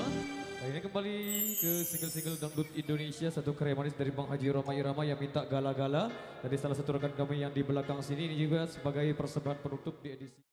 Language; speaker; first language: Indonesian; non-native, local second language; Sasak